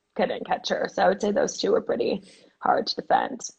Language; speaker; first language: English; native; English